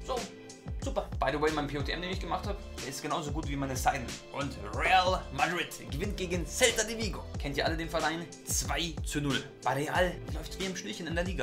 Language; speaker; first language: German; native; German